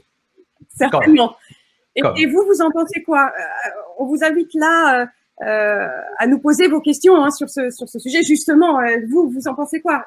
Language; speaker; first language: French; native; French